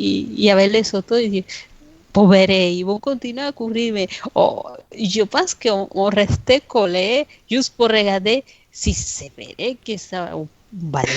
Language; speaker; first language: French; non-native, fluent; Spanish